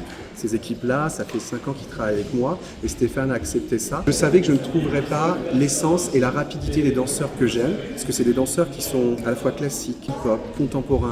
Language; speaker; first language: French; native; French